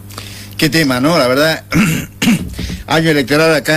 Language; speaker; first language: Spanish; native; Spanish